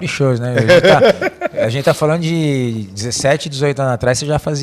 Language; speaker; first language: Portuguese; native; Portuguese